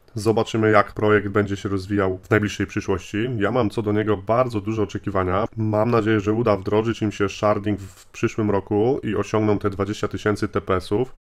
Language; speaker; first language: Polish; native; Polish